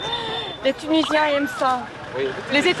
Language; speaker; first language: French; non-native, learner; Korean